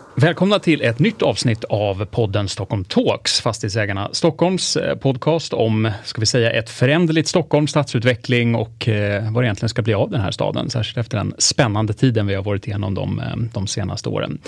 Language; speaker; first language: Swedish; native; Swedish